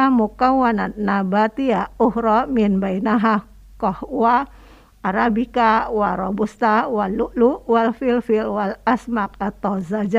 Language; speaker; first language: Arabic; non-native, fluent; Indonesian